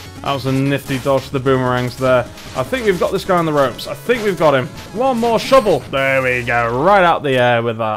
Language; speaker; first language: English; native; English